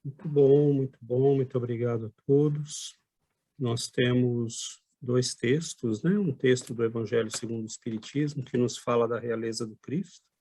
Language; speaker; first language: Portuguese; native; Portuguese